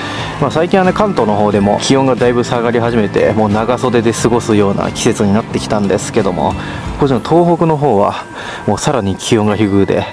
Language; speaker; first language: Japanese; native; Japanese